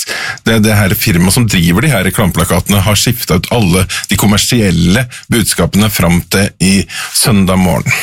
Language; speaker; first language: Norwegian; native; Norwegian